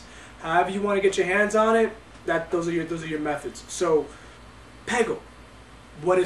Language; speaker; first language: English; native; English